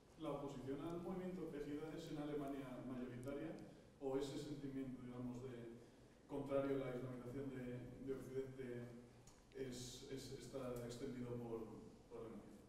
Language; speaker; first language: Spanish; native; Spanish